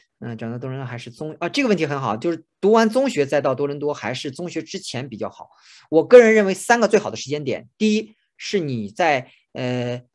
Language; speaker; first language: Chinese; native; Chinese